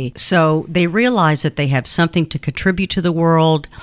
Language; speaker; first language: English; early bilingual, other home language; Spanish